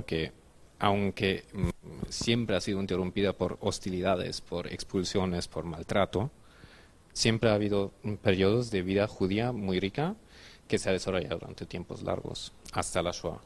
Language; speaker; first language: Spanish; non-native, fluent; German